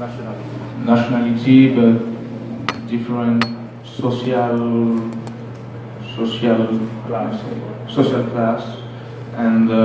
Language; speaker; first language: English; non-native, learner; French